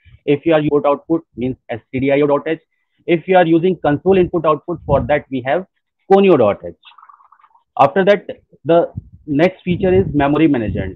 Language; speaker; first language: English; non-native, local second language; Hindi